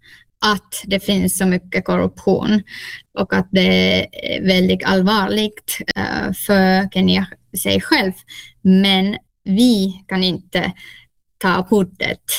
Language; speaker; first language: Swedish; non-native, local second language; Finnish